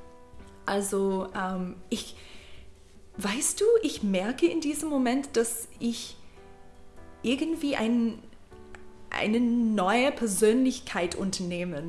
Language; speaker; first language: German; non-native, learner; English